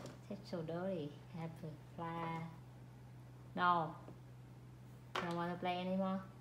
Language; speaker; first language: English; non-native, learner; Vietnamese